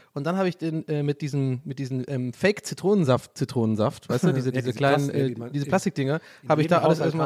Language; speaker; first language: German; native; German